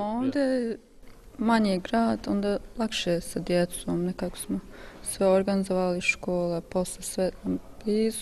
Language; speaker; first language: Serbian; non-native, learner; Turkish